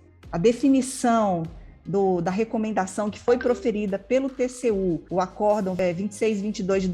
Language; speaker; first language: Portuguese; native; Portuguese